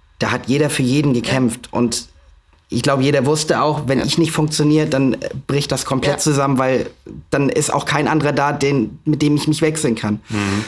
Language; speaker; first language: German; native; German